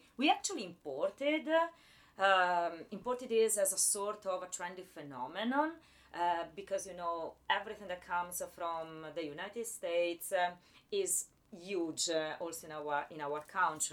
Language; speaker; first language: English; non-native, fluent; Italian